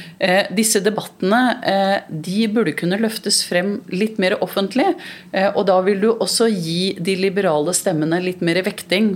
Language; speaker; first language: Norwegian; early bilingual, other home language; Urdu